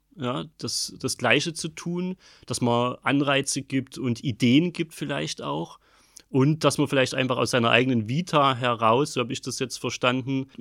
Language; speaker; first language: German; native; German